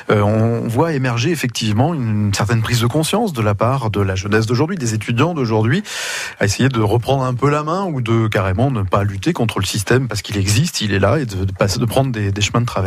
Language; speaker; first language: French; native; French